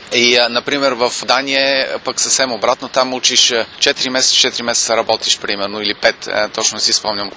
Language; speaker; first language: Bulgarian; non-native, fluent; German